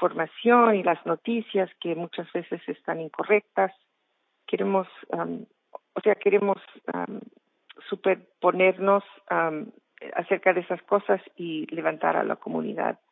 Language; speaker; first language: Spanish; non-native, fluent; English